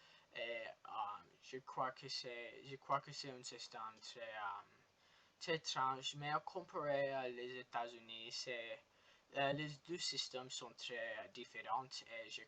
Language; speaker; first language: French; non-native, learner; English